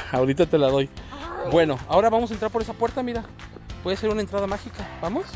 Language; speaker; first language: Spanish; native; Spanish